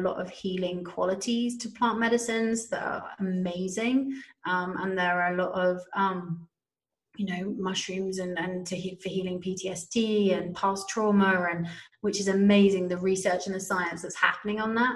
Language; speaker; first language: English; native; English